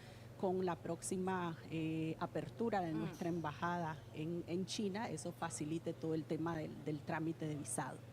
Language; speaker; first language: Spanish; native; Spanish